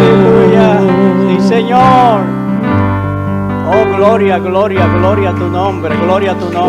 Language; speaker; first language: Spanish; native; Spanish